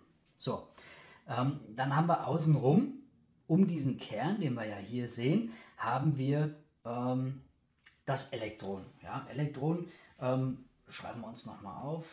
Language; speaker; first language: German; native; German